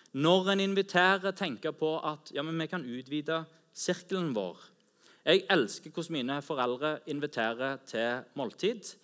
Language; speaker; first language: Norwegian; native; Norwegian